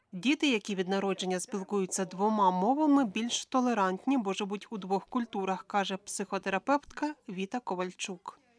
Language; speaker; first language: Ukrainian; native; Ukrainian